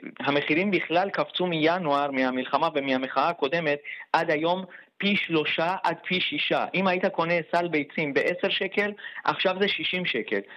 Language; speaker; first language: Hebrew; non-native, fluent; Persian